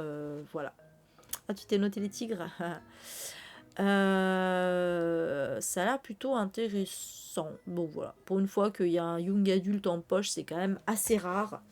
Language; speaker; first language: French; native; French